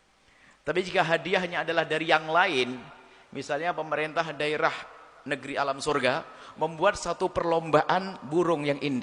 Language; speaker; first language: Indonesian; non-native, local second language; Javanese